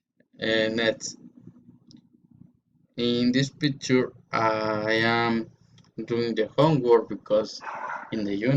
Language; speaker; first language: English; non-native, learner; Spanish